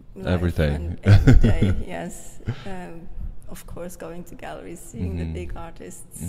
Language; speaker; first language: English; non-native, fluent; Norwegian